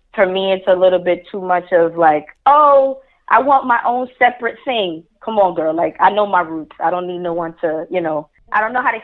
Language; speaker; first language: English; early bilingual, other home language; Spanish